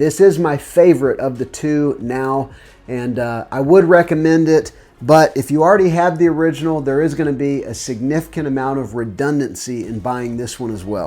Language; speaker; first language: English; native; English